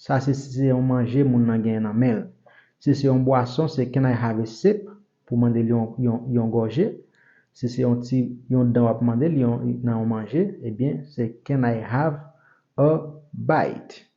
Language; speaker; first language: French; non-native, learner; Haitian Creole